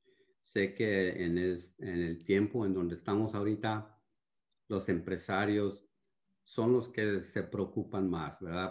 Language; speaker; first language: Spanish; early bilingual, heritage; Spanish